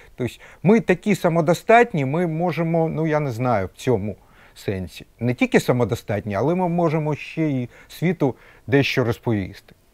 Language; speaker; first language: Ukrainian; non-native, local second language; Russian